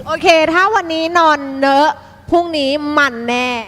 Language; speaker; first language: Thai; native; Thai